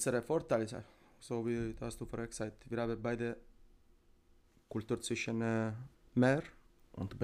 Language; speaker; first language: German; non-native, learner; Italian